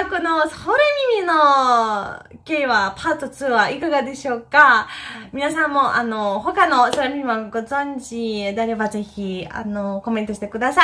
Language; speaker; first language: Japanese; non-native, fluent; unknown